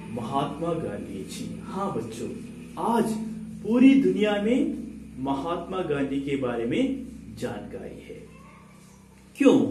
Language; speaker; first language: Hindi; non-native, local second language; Kannada